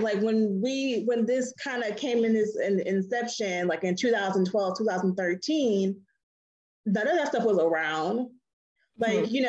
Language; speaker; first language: English; native; English